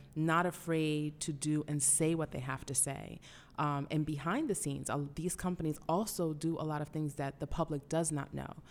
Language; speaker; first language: English; early bilingual, other home language; Spanish